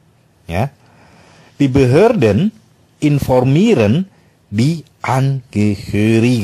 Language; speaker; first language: German; non-native, fluent; Indonesian